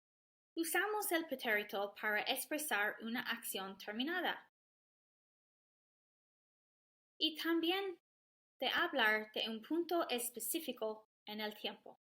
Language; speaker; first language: Spanish; non-native, learner; English